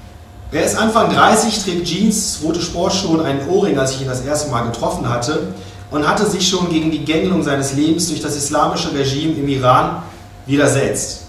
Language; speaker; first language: German; native; German